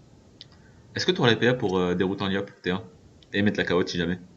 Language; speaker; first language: French; native; French